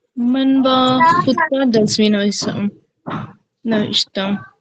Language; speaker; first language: Persian; non-native, learner; Urdu